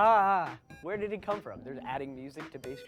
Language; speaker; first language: English; native; English